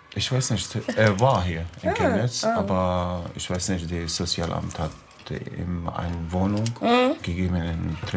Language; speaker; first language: German; non-native, learner; Arabic